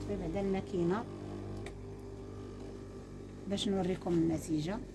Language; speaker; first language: Arabic; native; Arabic